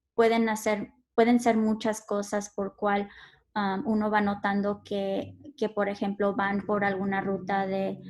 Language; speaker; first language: Spanish; early bilingual, heritage; Spanish